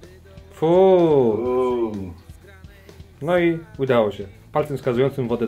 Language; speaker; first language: Polish; native; Polish